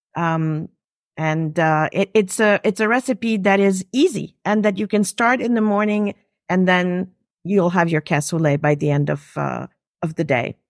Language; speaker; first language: English; non-native, fluent; French